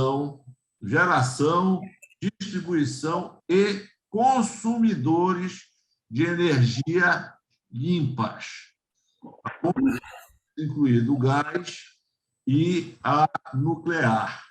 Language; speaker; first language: Portuguese; native; Portuguese